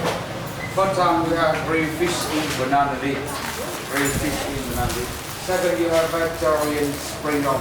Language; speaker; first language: English; non-native, learner; Vietnamese